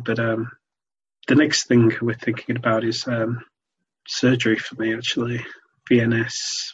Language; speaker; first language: English; native; English